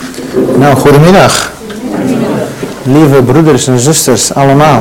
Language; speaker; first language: Dutch; non-native, learner; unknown